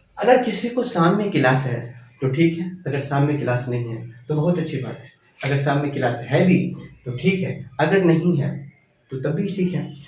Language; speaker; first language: Hindi; native; Hindi